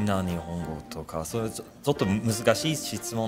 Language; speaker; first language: Japanese; non-native, learner; Swedish